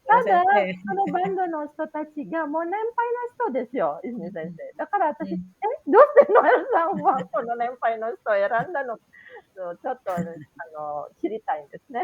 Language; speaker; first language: Japanese; non-native, fluent; Indonesian